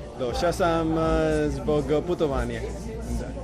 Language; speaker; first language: Croatian; non-native, learner; Punjabi